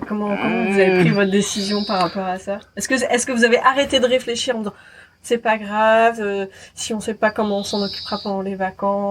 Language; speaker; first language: French; native; French